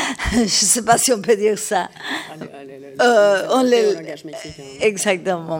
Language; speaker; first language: French; non-native, learner; Spanish